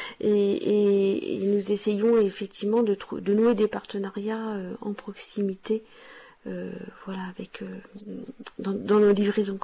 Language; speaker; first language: French; native; French